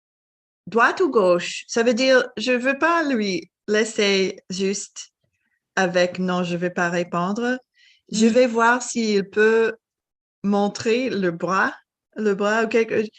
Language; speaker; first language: French; non-native, learner; English